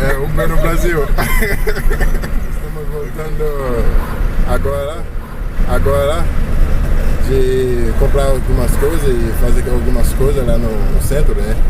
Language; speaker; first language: Portuguese; non-native, learner; Haitian Creole